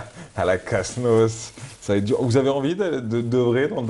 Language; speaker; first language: French; non-native, local second language; Arabic